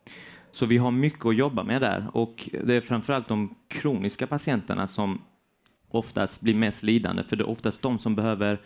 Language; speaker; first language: Swedish; native; Swedish